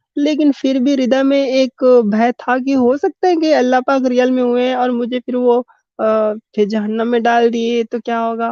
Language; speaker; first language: Hindi; native; Hindi